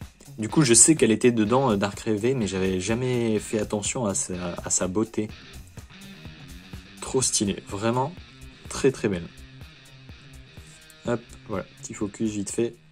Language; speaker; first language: French; native; French